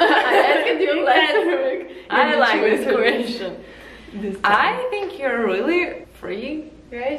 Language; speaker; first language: English; non-native, learner; Russian